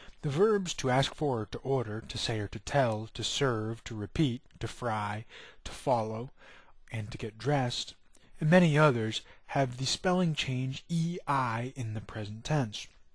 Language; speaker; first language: English; native; English